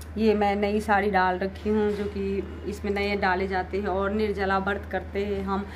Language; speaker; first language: Hindi; native; Hindi